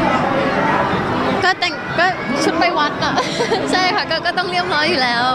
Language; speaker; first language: Thai; native; Thai